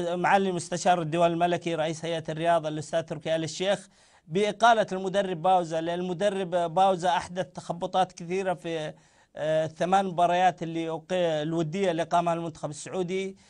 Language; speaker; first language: Arabic; native; Arabic